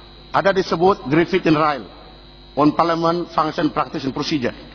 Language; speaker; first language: English; non-native, local second language; Malay